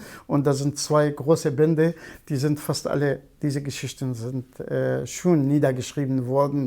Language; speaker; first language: German; non-native, fluent; Kurdish